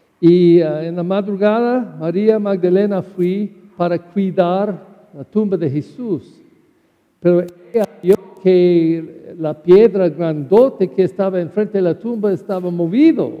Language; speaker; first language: Spanish; non-native, learner; English